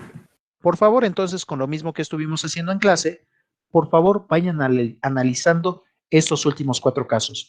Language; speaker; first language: Spanish; native; Spanish